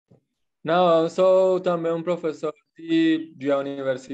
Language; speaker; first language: Portuguese; non-native, learner; Spanish